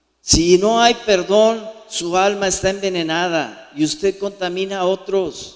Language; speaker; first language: Spanish; native; Spanish